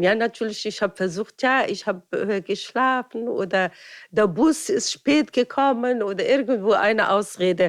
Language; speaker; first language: German; non-native, fluent; Arabic